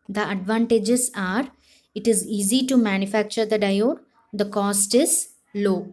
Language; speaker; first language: English; non-native, local second language; Tamil